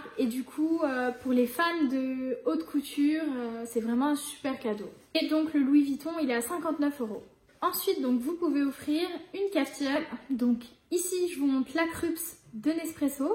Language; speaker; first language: French; native; French